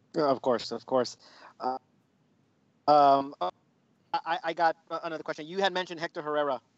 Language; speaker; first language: English; early bilingual, other home language; Spanish